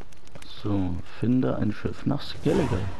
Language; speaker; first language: German; native; German